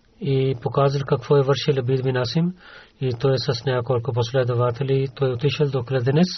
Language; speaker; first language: Bulgarian; non-native, learner; Urdu